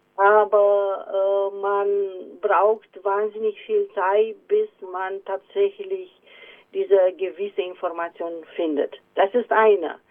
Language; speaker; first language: German; non-native, fluent; Romanian